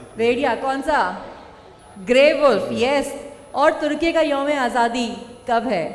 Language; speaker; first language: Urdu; native; Urdu